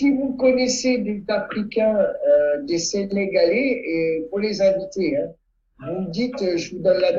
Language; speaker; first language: French; non-native, fluent; Italian